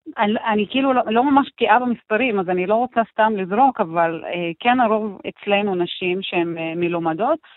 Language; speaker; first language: Hebrew; non-native, local second language; Arabic